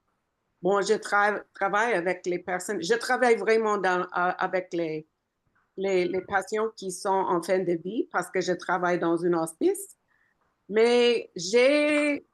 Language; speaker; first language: French; non-native, fluent; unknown